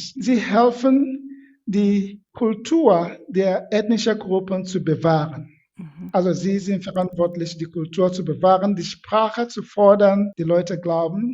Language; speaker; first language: German; non-native, fluent; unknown